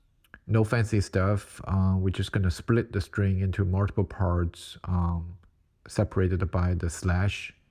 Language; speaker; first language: English; non-native, fluent; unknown